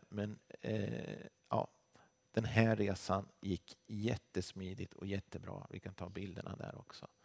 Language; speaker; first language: Swedish; native; Swedish